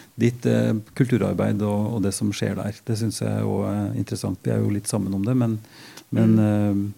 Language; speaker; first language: Norwegian; native; Norwegian